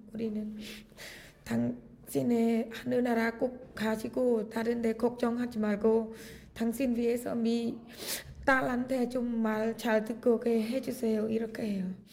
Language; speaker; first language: Korean; non-native, learner; Khmer